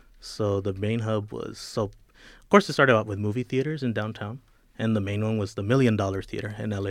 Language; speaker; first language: English; early bilingual, other home language; Spanish